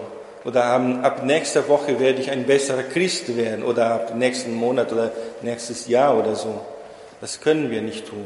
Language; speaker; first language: German; non-native, fluent; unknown